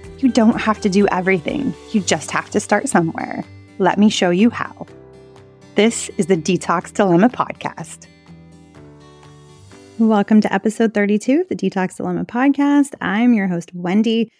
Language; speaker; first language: English; native; English